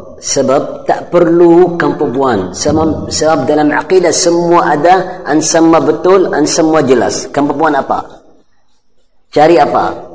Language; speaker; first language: Malay; non-native, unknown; Arabic